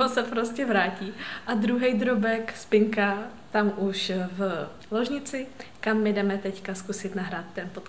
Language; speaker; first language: Czech; native; Czech